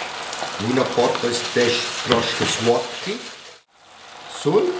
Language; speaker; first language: Polish; non-native, learner; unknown